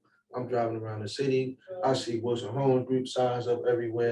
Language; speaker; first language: English; native; English